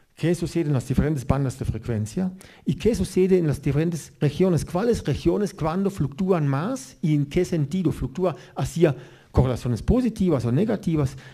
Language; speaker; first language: Spanish; non-native, fluent; German